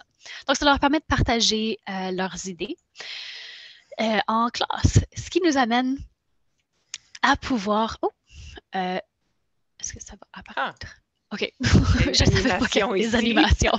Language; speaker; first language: French; native; French